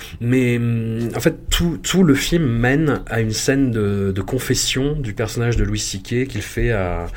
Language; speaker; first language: French; native; French